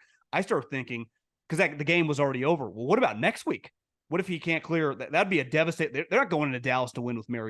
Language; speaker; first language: English; native; English